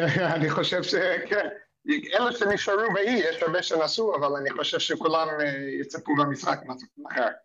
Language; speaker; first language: Hebrew; non-native, fluent; English